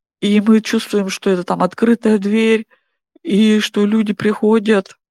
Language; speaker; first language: Russian; non-native, fluent; German